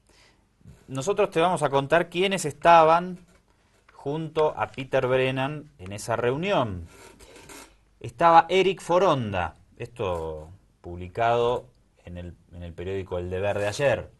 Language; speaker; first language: Spanish; native; Spanish